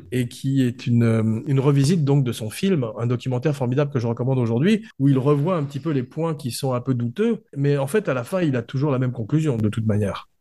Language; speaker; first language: French; native; French